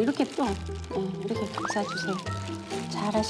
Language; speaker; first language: Korean; native; Korean